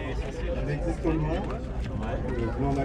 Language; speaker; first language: French; native; French